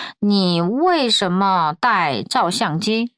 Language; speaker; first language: Chinese; non-native, fluent; Korean